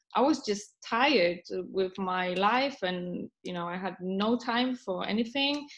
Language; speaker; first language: English; non-native, fluent; Polish